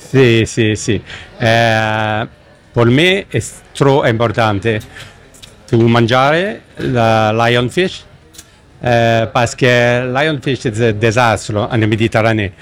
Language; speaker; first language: Italian; non-native, learner; English